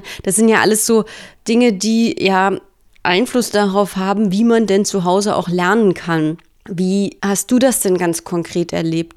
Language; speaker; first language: German; native; German